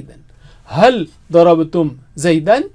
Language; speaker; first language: Arabic; non-native, fluent; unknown